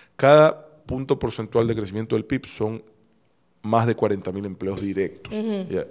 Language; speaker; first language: Spanish; native; Spanish